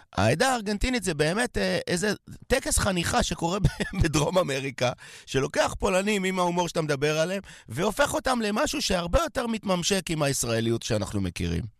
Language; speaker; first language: Hebrew; native; Hebrew